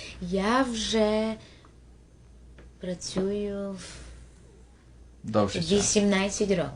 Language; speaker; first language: Ukrainian; early bilingual, heritage; Ukrainian